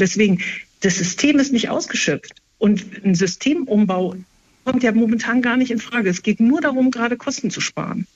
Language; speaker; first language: German; native; German